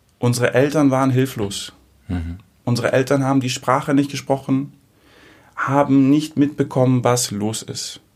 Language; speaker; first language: German; early bilingual, other home language; Greek